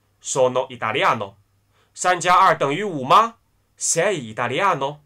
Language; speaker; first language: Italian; non-native, fluent; Chinese